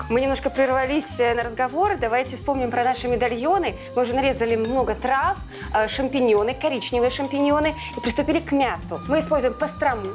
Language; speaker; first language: Russian; native; Russian